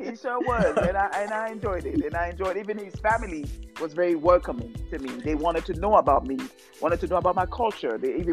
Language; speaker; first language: English; non-native, local second language; French